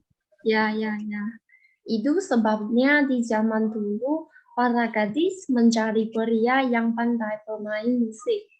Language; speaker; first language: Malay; non-native, fluent; Chinese